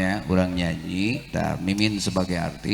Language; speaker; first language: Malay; non-native, local second language; Sundanese